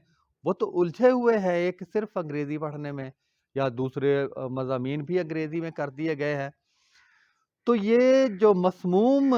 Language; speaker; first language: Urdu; non-native, local second language; Punjabi